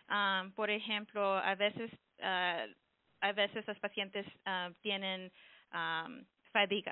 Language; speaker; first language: Spanish; early bilingual, heritage; English